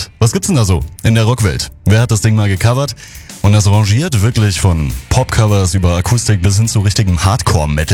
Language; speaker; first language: German; native; German